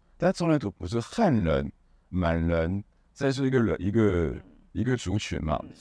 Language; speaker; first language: Chinese; non-native, fluent; Hebrew